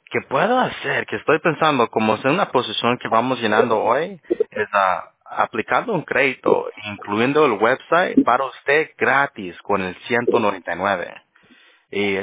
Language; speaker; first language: Spanish; early bilingual, heritage; Spanish